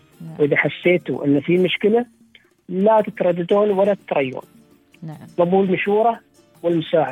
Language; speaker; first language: Arabic; native; Arabic